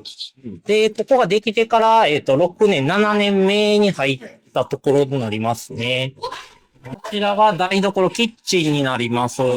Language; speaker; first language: Japanese; native; Japanese